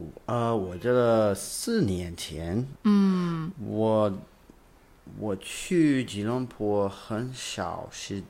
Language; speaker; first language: Chinese; non-native, learner; English